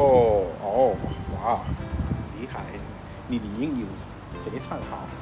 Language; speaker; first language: Chinese; non-native, learner; English